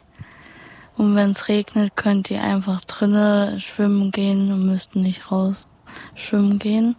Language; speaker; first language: German; native; German